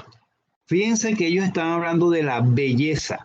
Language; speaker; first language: Spanish; native; Spanish